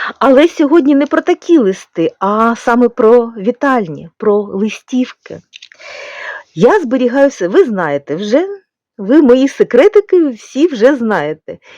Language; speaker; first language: Ukrainian; non-native, local second language; Russian